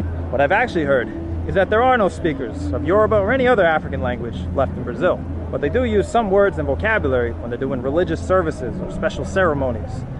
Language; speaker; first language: English; native; English